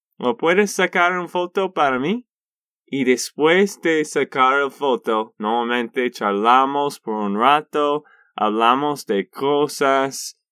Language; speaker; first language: Spanish; non-native, learner; English